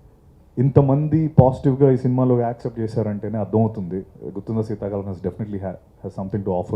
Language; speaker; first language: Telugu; native; Telugu